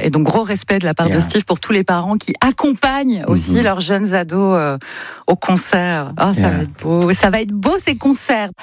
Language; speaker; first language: French; native; French